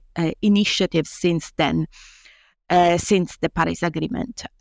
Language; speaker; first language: English; non-native, fluent; Italian